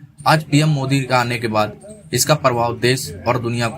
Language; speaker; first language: Hindi; native; Hindi